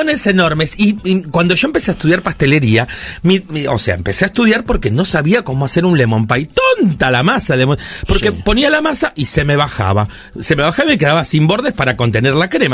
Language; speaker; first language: Spanish; native; Spanish